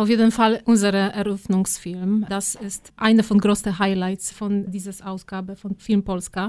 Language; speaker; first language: German; non-native, fluent; Polish